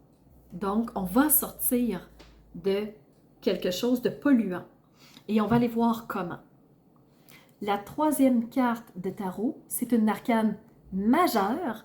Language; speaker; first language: French; native; French